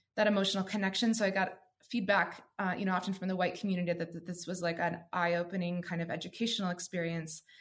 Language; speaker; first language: English; native; English